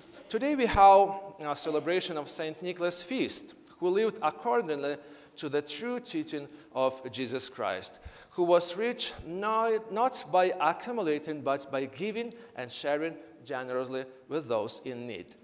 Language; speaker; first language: English; non-native, fluent; Ukrainian